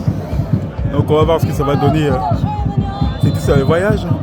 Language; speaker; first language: French; native; French